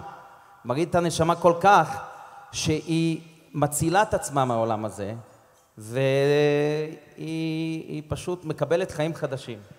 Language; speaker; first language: Hebrew; non-native, fluent; English